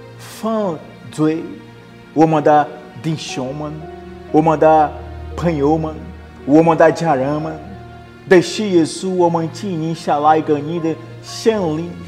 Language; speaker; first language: Chinese; non-native, learner; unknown